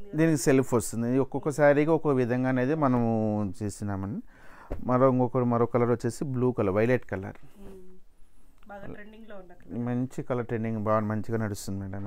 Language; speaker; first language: Telugu; native; Telugu